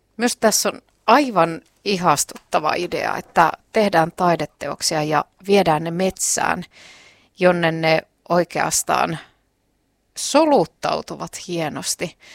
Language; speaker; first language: Finnish; native; Finnish